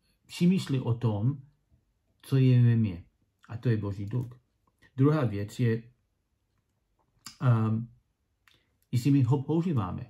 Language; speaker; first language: Czech; non-native, learner; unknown